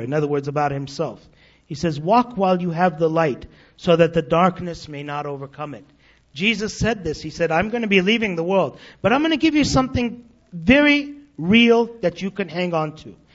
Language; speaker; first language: English; native; English